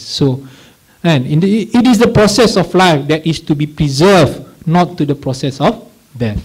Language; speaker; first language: English; non-native, local second language; Malay